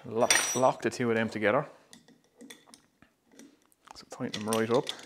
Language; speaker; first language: English; native; English